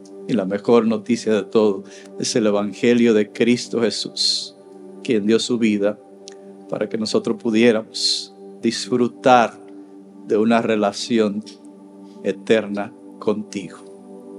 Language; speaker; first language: Spanish; native; Spanish